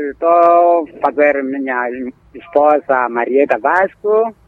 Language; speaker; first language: Portuguese; non-native, local second language; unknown